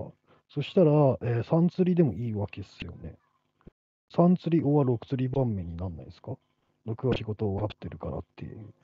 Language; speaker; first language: Japanese; native; Japanese